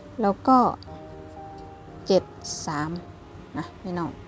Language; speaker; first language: Thai; non-native, local second language; Northeastern Thai